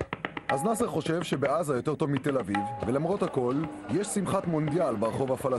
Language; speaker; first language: Hebrew; native; Hebrew